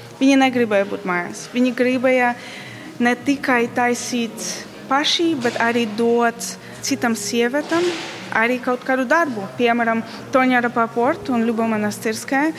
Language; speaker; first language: Latvian; non-native, learner; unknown